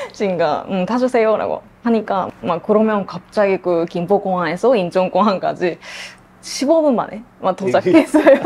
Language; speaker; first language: Korean; non-native, fluent; Japanese